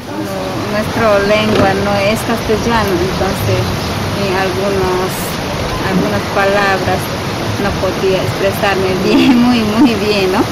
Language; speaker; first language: Spanish; non-native, local second language; Shipibo-Conibo